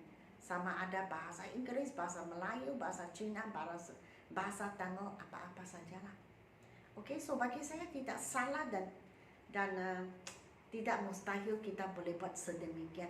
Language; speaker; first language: Malay; non-native, local second language; Chinese